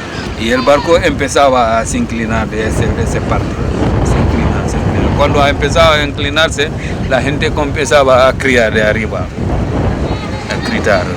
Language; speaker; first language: Spanish; non-native, fluent; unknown